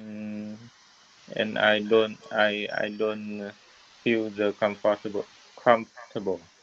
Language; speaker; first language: English; non-native, learner; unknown